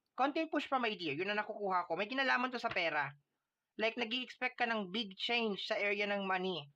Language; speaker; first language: Filipino; non-native, local second language; Waray